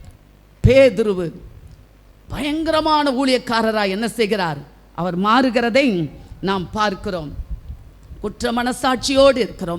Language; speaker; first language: Tamil; native; Tamil